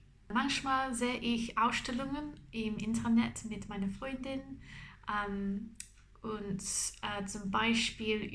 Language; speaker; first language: German; non-native, learner; English